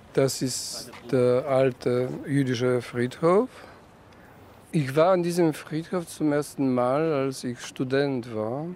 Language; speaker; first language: German; non-native, fluent; Polish